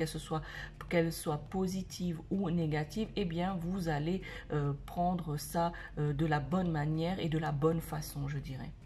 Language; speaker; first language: French; native; French